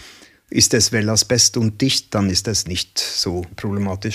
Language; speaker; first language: German; non-native, learner; Norwegian